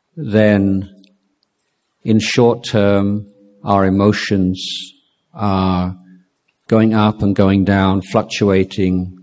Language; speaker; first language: English; native; English